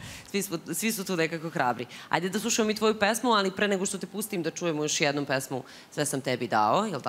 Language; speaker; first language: Serbian; native; Serbian